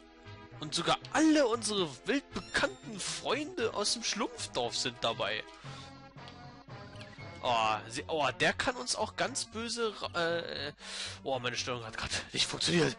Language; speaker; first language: German; native; German